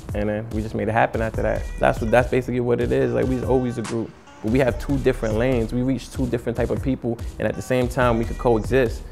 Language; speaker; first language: English; native; English